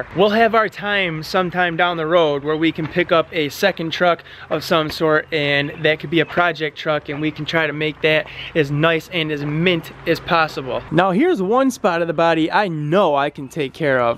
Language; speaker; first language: English; native; English